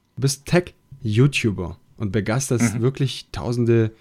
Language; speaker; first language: German; non-native, fluent; Italian